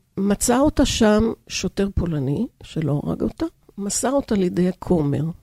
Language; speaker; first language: Hebrew; early bilingual, other home language; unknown